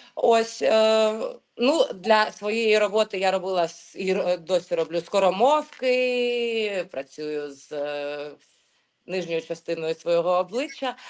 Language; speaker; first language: Ukrainian; non-native, local second language; Russian